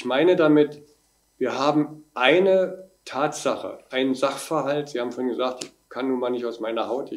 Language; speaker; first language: German; native; German